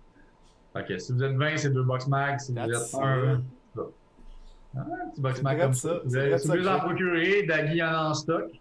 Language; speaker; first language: French; native; French